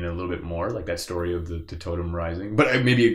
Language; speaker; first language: English; native; English